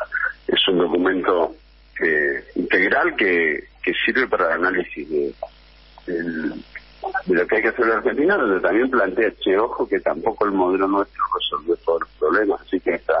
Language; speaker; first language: Spanish; native; Spanish